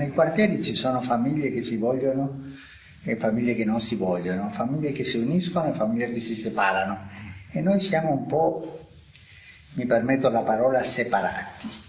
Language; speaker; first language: Italian; non-native, fluent; Spanish